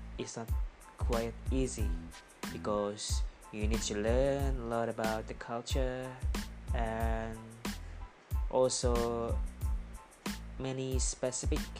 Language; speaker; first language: English; non-native, learner; Indonesian